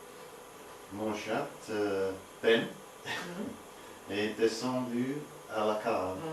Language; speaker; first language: French; non-native, learner; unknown